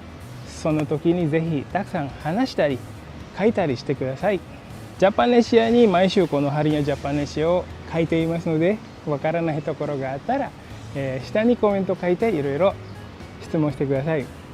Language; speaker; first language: Japanese; non-native, fluent; Indonesian